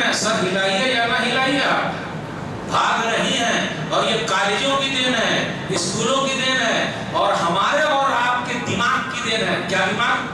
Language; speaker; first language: Urdu; non-native, local second language; Hindi